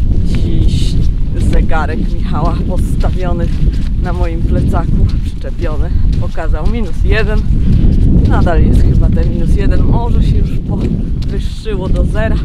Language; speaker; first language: Polish; native; Polish